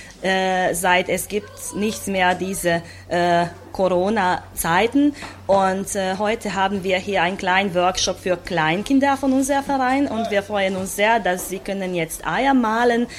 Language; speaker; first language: German; non-native, local second language; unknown